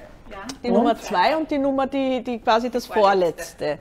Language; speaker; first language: German; native; German